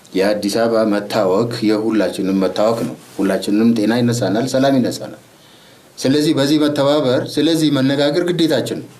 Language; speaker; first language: Amharic; non-native, local second language; Oromo